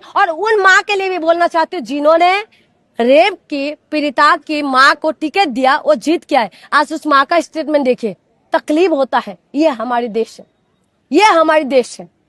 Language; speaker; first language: Hindi; non-native, local second language; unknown